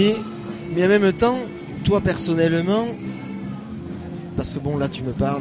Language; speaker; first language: French; native; French